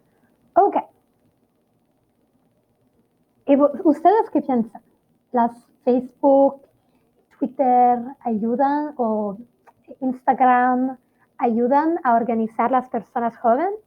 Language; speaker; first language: Spanish; non-native, fluent; Italian